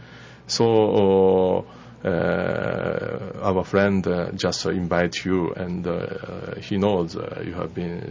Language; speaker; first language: English; non-native, learner; Japanese